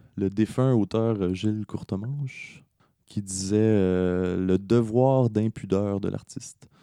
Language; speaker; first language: French; native; French